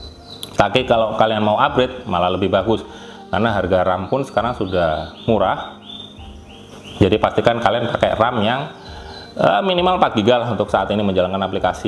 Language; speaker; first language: Indonesian; native; Indonesian